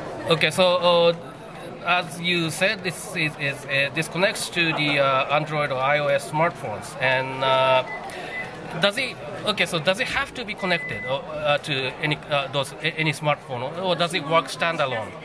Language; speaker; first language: English; non-native, fluent; Japanese